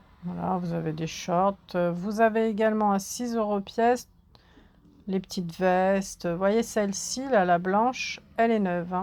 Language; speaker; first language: French; native; French